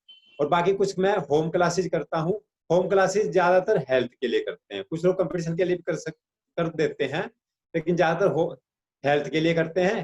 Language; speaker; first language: Hindi; native; Hindi